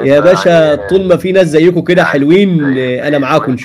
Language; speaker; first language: Arabic; native; Arabic